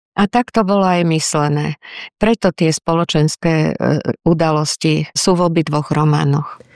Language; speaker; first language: Slovak; native; Slovak